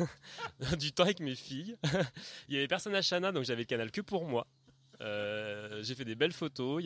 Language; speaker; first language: French; native; French